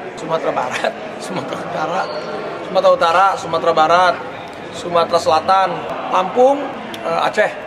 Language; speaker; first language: Indonesian; native; Indonesian